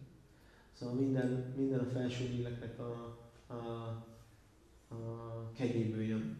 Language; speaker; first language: Hungarian; native; Hungarian